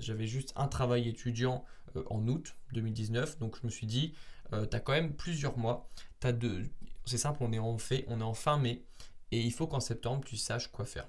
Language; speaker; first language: French; native; French